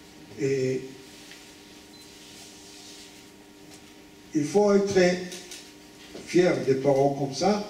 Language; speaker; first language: French; non-native, fluent; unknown